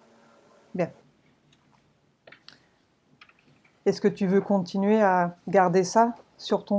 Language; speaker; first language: French; native; French